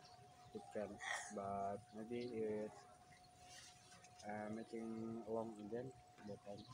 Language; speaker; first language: English; non-native, learner; Indonesian